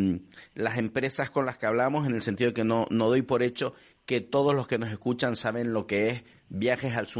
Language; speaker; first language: Spanish; native; Spanish